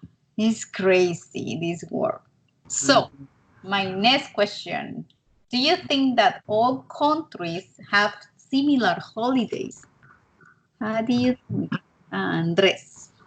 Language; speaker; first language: English; non-native, learner; Spanish